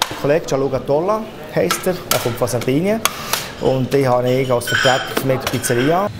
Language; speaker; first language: German; non-native, fluent; Italian